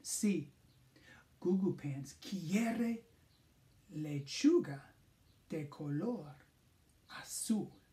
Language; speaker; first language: Spanish; non-native, fluent; English